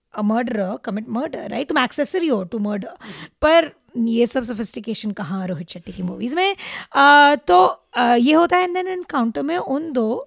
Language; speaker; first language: Hindi; non-native, local second language; Marathi